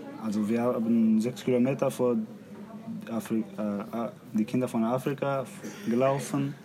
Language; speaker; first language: German; non-native, learner; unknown